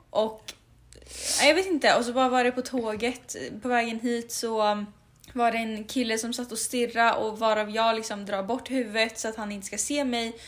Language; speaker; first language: Swedish; native; Swedish